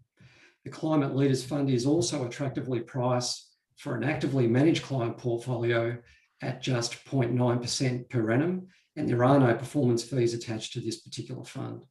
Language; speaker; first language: English; native; English